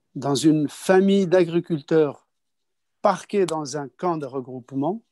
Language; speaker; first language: French; non-native, local second language; Kabyle